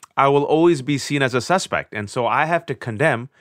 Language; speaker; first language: English; native; English